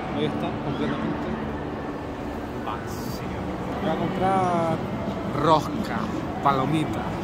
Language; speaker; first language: Spanish; native; Spanish